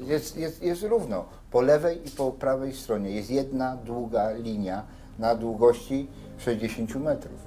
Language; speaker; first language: Polish; native; Polish